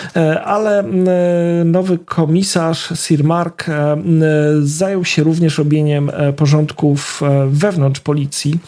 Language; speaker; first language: Polish; native; Polish